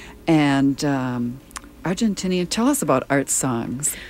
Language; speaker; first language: English; native; English